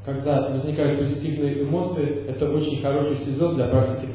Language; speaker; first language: Russian; native; Russian